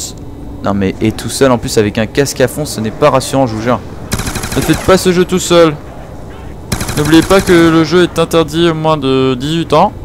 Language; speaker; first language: French; native; French